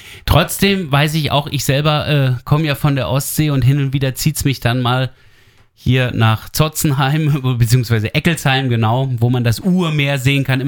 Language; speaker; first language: German; native; German